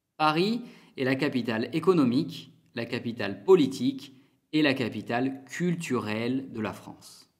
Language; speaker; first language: French; native; French